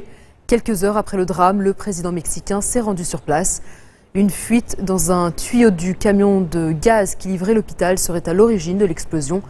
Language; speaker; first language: French; non-native, local second language; Arabic